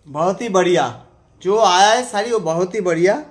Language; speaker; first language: Hindi; non-native, local second language; Bangla